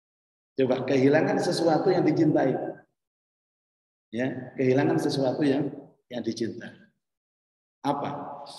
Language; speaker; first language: Indonesian; native; Indonesian